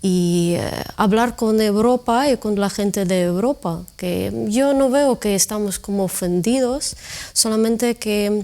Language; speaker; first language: Spanish; non-native, fluent; Ukrainian